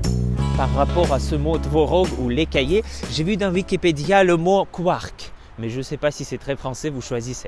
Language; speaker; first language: French; non-native, fluent; Russian